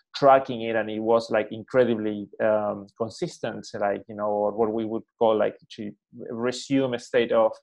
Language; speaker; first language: English; non-native, fluent; Spanish